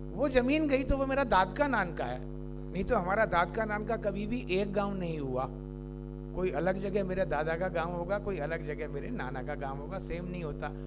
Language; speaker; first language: Hindi; non-native, local second language; Punjabi